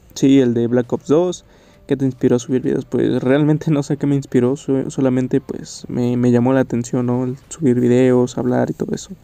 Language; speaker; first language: Spanish; native; Spanish